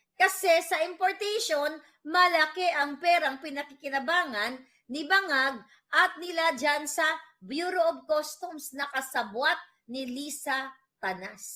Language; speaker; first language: Filipino; non-native, local second language; Cebuano